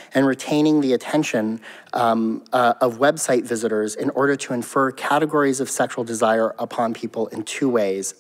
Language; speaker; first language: English; native; English